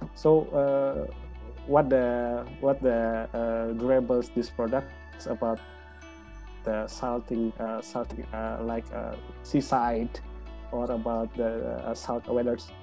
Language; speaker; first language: English; non-native, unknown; Indonesian